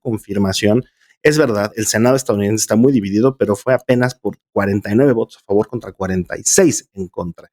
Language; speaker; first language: Spanish; native; Spanish